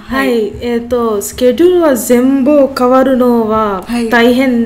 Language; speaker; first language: Japanese; non-native, learner; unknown